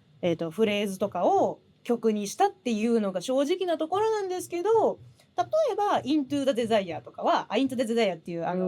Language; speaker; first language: Japanese; native; Japanese